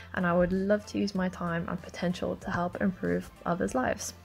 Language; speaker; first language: English; native; English